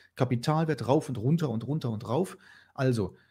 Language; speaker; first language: German; native; German